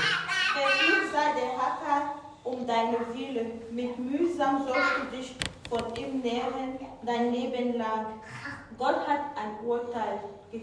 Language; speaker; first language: German; non-native, fluent; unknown